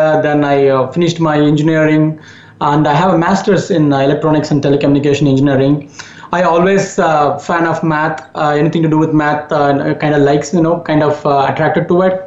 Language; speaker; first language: English; non-native, local second language; Tamil